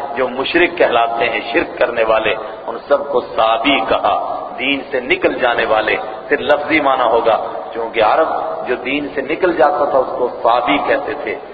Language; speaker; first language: Urdu; non-native, local second language; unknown